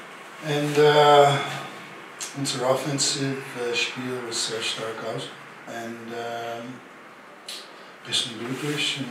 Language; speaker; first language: German; non-native, learner; English